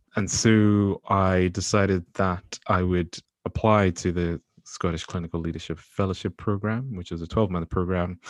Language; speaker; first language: English; non-native, local second language; Yoruba